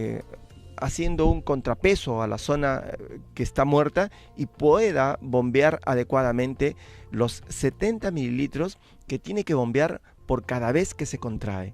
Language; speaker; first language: Spanish; native; Spanish